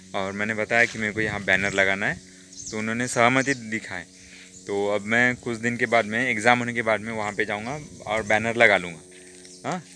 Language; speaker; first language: Hindi; non-native, local second language; Marathi